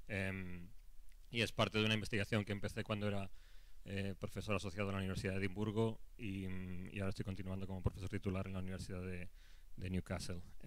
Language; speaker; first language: Spanish; native; Spanish